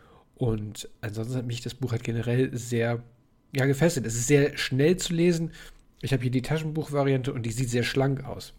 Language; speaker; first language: German; native; German